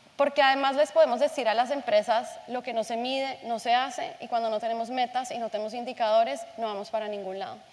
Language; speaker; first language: Spanish; native; Spanish